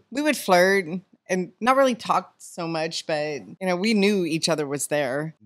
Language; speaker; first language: English; native; English